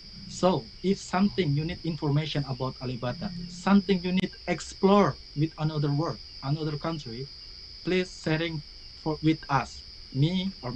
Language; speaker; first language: English; non-native, learner; Indonesian